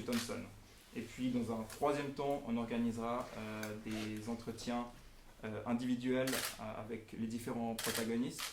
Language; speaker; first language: French; native; French